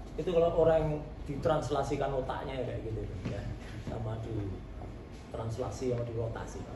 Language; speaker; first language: Indonesian; non-native, local second language; Javanese